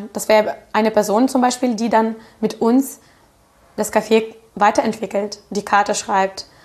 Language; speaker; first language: German; non-native, fluent; Russian